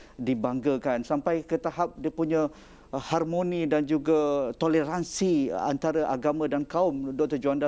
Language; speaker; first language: Malay; native; Malay